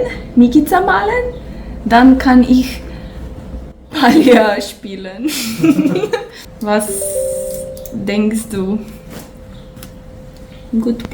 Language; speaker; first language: German; non-native, learner; Slovenian